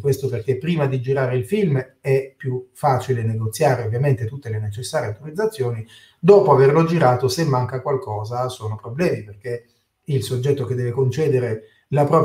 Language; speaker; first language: Italian; native; Italian